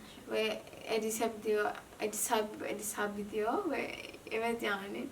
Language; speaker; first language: Turkish; non-native, learner; Indonesian